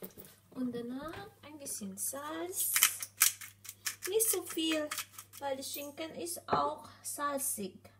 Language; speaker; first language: German; non-native, learner; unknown